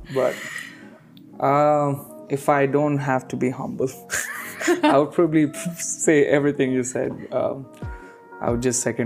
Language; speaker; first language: English; non-native, local second language; Telugu